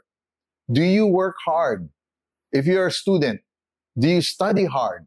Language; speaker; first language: English; non-native, local second language; Filipino